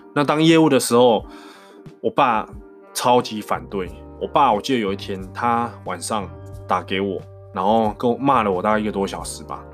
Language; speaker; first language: Chinese; non-native, local second language; Min Nan Chinese